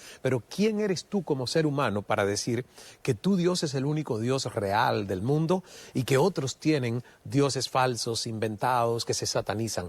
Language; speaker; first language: Spanish; native; Spanish